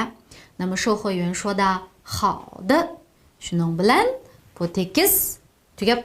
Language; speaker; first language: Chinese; non-native, local second language; Uyghur